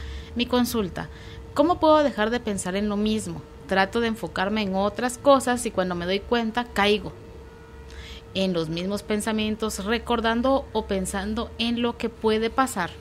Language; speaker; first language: Spanish; native; Spanish